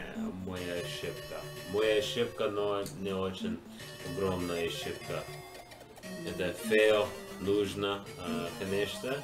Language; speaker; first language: Russian; non-native, learner; English